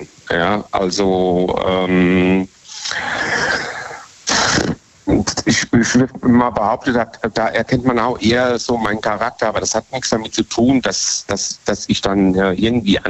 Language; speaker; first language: German; native; German